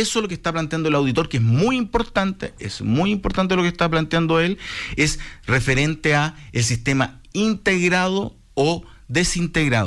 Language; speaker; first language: Spanish; native; Spanish